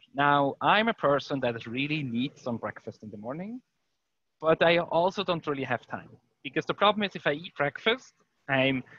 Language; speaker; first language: English; non-native, fluent; German